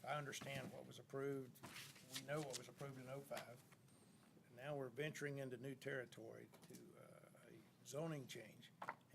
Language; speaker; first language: English; native; English